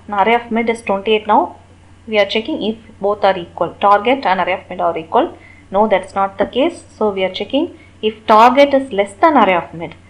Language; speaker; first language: English; non-native, local second language; Tamil